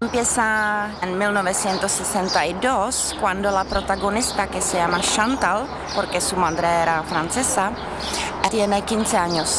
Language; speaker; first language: Spanish; non-native, learner; Czech